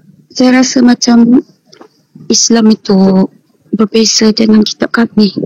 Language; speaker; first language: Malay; non-native, local second language; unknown